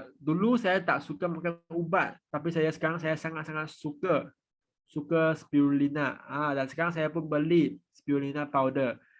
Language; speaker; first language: Malay; non-native, fluent; Vietnamese